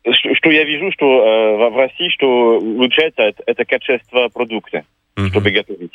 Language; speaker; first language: Russian; non-native, fluent; French